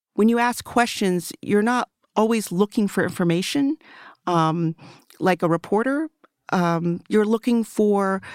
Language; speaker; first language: English; early bilingual, other home language; Chinese